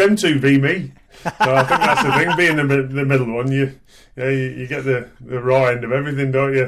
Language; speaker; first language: English; native; English